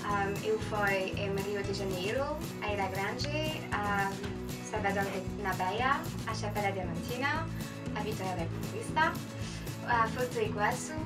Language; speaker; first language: Portuguese; non-native, learner; French